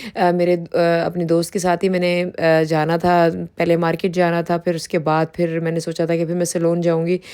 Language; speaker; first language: Urdu; native; Urdu